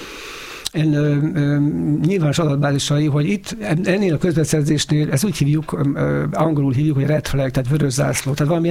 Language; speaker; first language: Hungarian; native; Hungarian